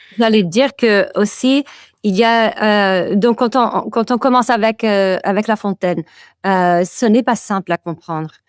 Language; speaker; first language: French; non-native, fluent; English